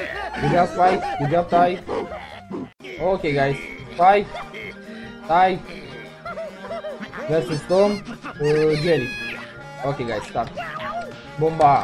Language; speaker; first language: English; non-native, learner; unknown